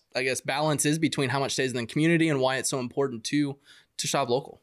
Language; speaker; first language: English; native; English